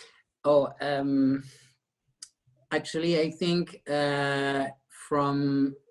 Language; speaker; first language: English; non-native, learner; French